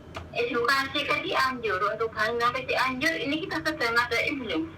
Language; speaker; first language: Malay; non-native, local second language; Javanese